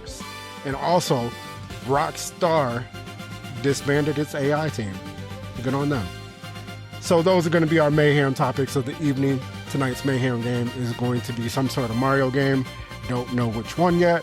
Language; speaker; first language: English; native; English